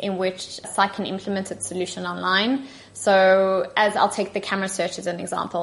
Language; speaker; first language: English; native; English